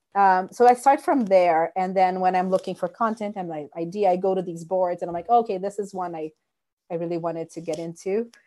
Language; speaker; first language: English; non-native, fluent; Portuguese